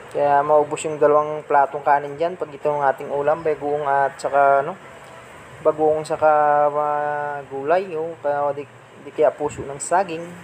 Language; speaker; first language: Filipino; non-native, local second language; Cebuano